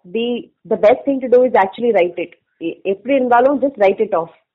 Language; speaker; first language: English; non-native, local second language; Tamil